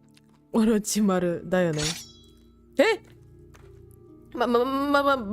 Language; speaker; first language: Japanese; non-native, learner; Vietnamese